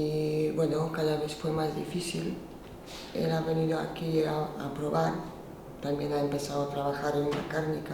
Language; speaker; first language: Spanish; non-native, fluent; Polish